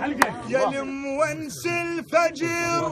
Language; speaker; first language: Arabic; native; Arabic